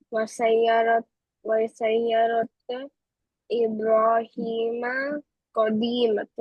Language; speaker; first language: Arabic; non-native, learner; Bangla